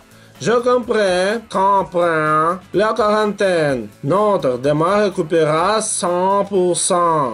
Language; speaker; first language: French; non-native, learner; Russian